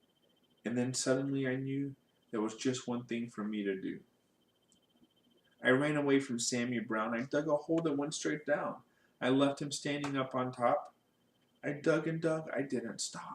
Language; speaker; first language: English; native; English